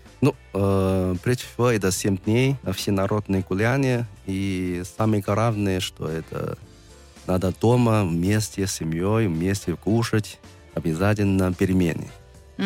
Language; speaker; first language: Russian; non-native, learner; Chinese